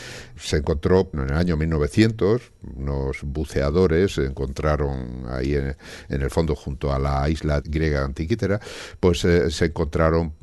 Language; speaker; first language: Spanish; native; Spanish